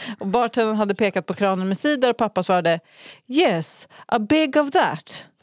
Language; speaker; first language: Swedish; native; Swedish